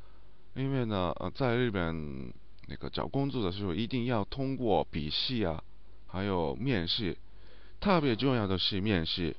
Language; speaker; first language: Chinese; non-native, learner; Japanese